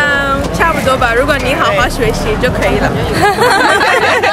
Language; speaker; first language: Chinese; non-native, learner; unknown